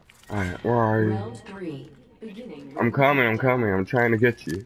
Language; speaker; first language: English; native; English